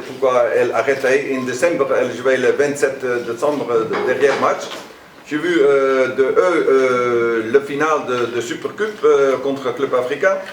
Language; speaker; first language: French; non-native, learner; Dutch